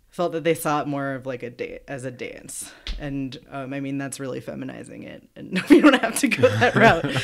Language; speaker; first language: English; native; English